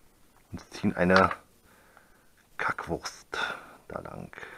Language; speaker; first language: German; native; German